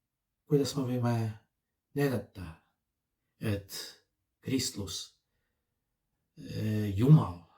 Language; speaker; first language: Estonian; non-native, fluent; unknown